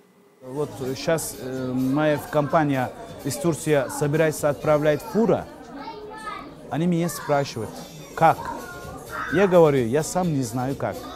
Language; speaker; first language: Russian; non-native, learner; Turkish